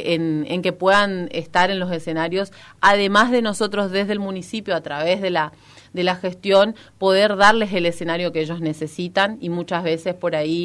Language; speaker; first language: Spanish; native; Spanish